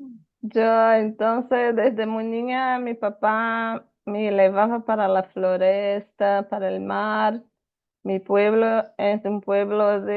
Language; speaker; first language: Spanish; non-native, fluent; Portuguese